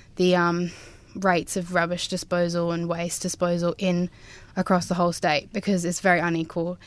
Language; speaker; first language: English; native; English